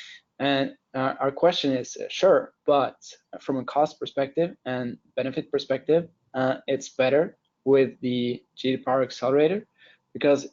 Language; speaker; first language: English; non-native, fluent; Norwegian